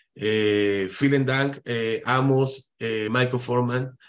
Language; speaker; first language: German; non-native, fluent; Spanish